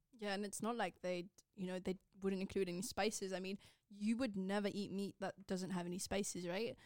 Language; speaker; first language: English; non-native, fluent; Persian